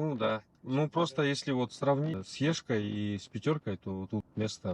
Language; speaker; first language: Russian; non-native, local second language; Kyrgyz